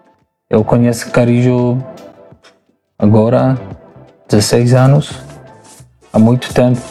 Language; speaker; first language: Portuguese; non-native, learner; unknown